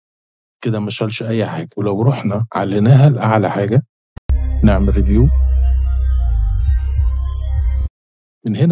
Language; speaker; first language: Arabic; native; Arabic